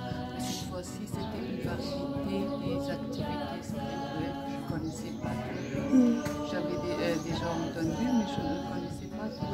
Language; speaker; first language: French; non-native, fluent; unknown